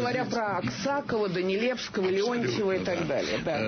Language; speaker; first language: Russian; native; Russian